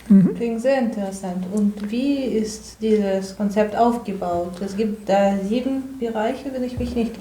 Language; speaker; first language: German; non-native, fluent; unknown